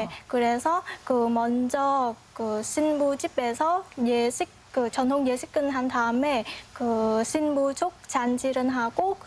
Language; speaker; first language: Korean; non-native, fluent; Vietnamese